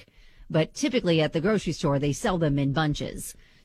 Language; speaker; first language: English; native; English